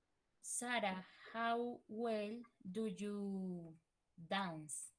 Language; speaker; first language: English; non-native, learner; Spanish